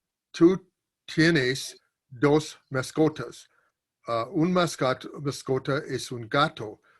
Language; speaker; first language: Spanish; non-native, learner; English